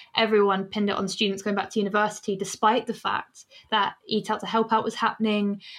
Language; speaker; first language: English; native; English